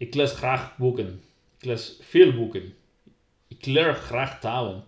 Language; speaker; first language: Dutch; non-native, learner; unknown